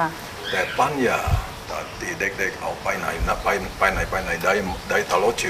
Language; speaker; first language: Thai; non-native, fluent; Indonesian